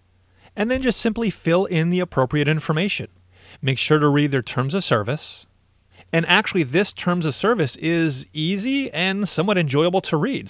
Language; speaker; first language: English; native; English